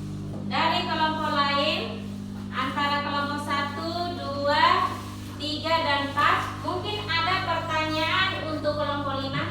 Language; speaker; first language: Indonesian; native; Indonesian